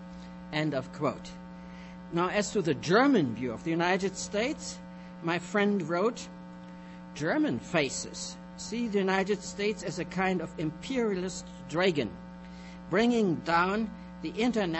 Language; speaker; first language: English; non-native, fluent; German